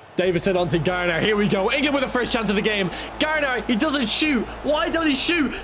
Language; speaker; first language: English; native; English